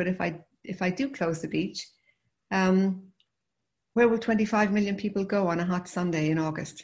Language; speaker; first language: English; native; English